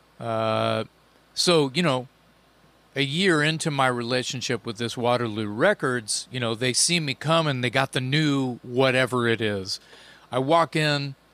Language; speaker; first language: English; native; English